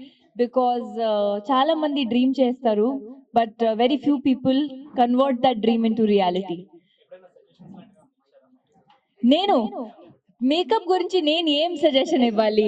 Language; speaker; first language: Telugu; non-native, learner; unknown